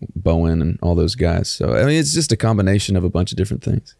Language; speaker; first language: English; native; English